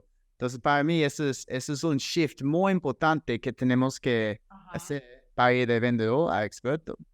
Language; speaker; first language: Spanish; non-native, fluent; English